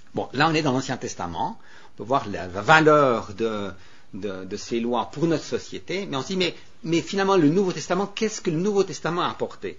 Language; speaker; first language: French; native; French